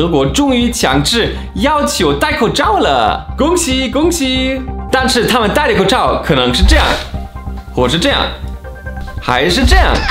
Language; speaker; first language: Chinese; non-native, fluent; German